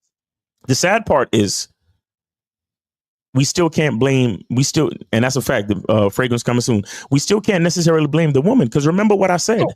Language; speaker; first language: English; native; English